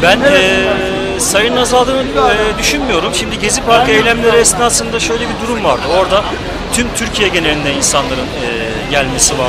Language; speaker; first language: Turkish; native; Turkish